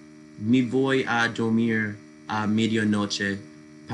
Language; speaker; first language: Spanish; non-native, learner; English